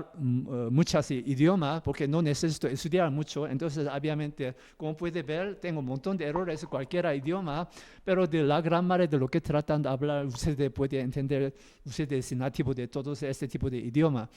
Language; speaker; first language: Spanish; non-native, learner; Korean